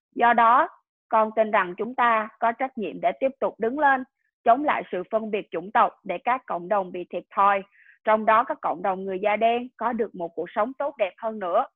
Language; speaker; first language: Vietnamese; early bilingual, heritage; Vietnamese